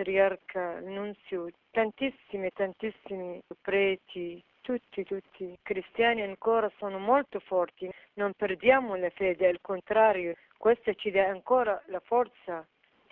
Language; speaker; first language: Italian; non-native, fluent; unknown